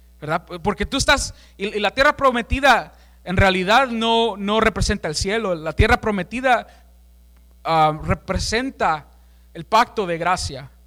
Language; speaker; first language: Spanish; early bilingual, heritage; Spanish